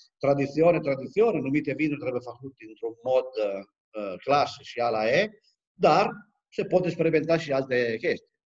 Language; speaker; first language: Romanian; non-native, fluent; Italian